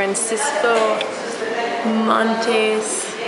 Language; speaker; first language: Spanish; non-native, learner; English